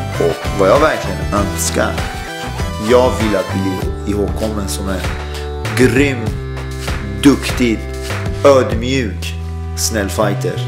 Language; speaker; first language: Swedish; early bilingual, other home language; Persian